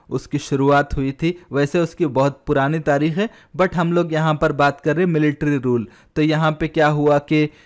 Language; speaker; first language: Hindi; non-native, local second language; Urdu